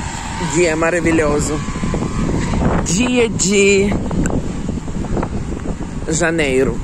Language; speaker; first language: Portuguese; non-native, learner; Ukrainian